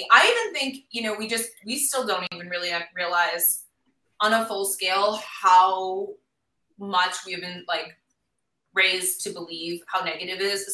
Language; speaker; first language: English; native; English